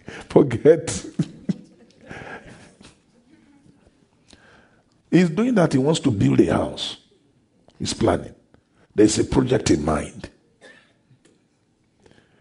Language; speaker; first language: English; non-native, local second language; Yoruba